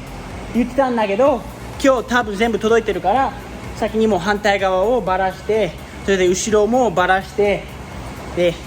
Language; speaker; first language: Japanese; early bilingual, heritage; Japanese